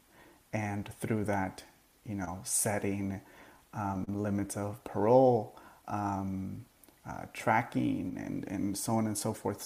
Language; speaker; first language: English; early bilingual, other home language; Spanish